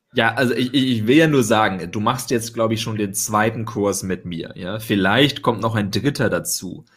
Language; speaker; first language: German; native; German